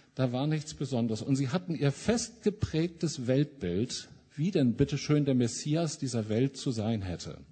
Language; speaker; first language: German; native; German